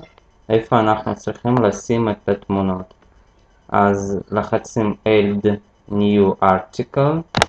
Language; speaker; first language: Hebrew; non-native, fluent; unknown